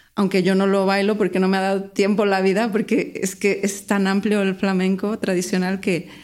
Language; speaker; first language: Spanish; native; Spanish